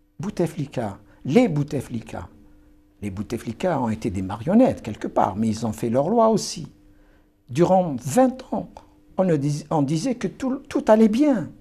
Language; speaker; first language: French; non-native, local second language; Kabyle